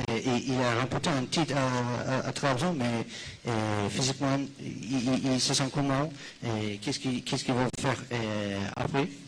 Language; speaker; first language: French; non-native, fluent; Turkish